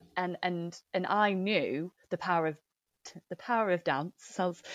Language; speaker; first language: English; native; English